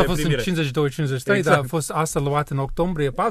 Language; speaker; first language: Romanian; non-native, learner; English